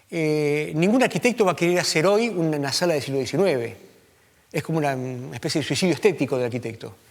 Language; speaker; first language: Spanish; native; Spanish